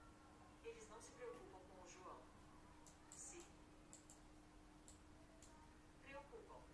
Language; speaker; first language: Portuguese; non-native, learner; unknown